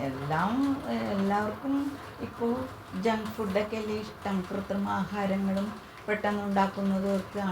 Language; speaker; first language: Malayalam; native; Malayalam